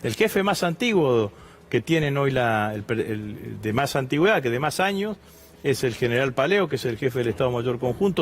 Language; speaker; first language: Spanish; native; Spanish